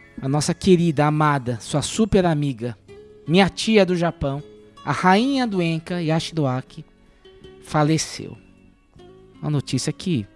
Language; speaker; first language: Portuguese; native; Portuguese